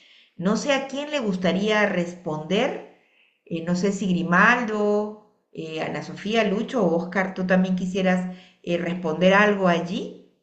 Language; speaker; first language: Spanish; native; Spanish